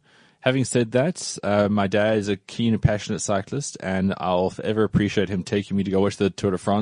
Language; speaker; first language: English; native; English